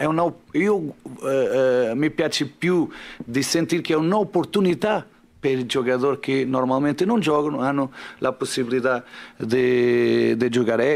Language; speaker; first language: Italian; non-native, learner; Portuguese